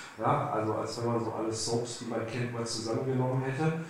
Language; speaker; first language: German; native; German